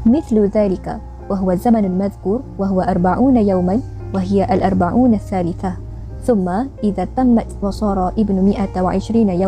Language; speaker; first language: Arabic; non-native, learner; Malay